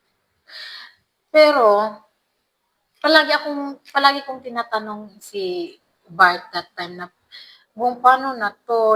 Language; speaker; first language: Filipino; non-native, local second language; Cebuano